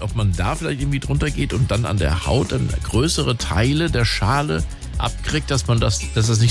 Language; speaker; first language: German; native; German